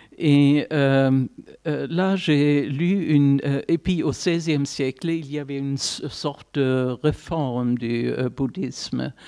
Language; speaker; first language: French; non-native, fluent; German